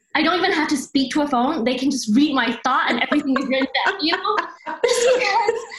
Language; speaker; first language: English; early bilingual, other home language; Chinese